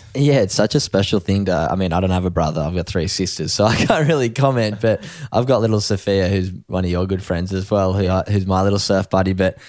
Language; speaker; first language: English; native; English